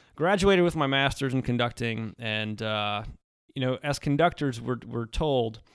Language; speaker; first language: English; early bilingual, other home language; Polish